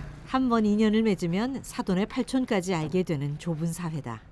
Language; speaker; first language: Korean; native; Korean